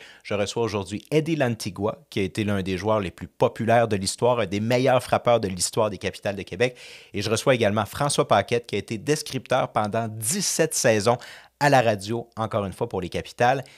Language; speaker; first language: French; native; French